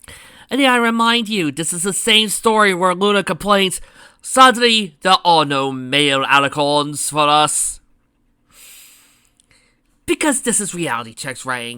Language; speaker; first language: English; native; English